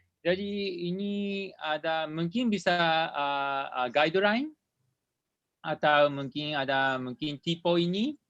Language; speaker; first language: Indonesian; non-native, learner; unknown